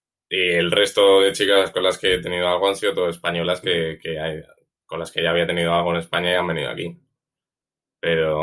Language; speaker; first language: Spanish; native; Spanish